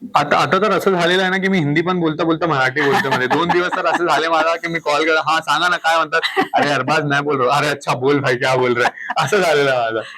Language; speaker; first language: Marathi; non-native, local second language; Hindi